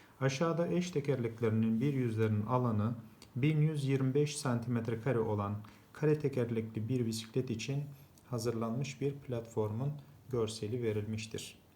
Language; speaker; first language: Turkish; native; Turkish